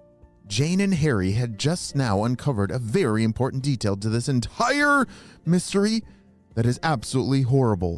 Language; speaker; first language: English; native; English